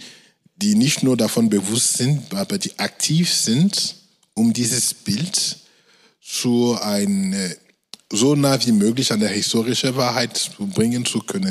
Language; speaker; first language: German; non-native, fluent; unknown